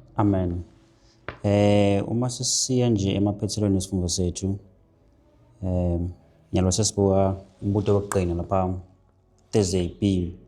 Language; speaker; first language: Zulu; non-native, local second language; Swati